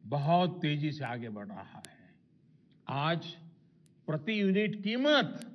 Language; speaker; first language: Hindi; non-native, local second language; Gujarati